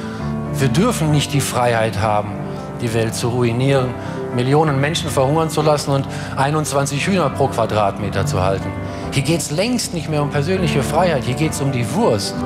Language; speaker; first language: German; native; German